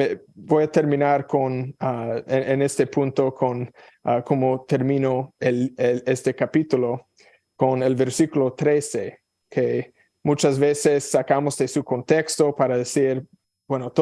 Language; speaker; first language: Spanish; non-native, fluent; English